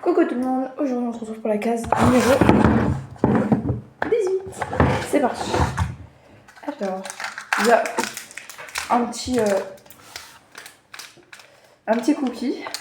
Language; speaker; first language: French; native; French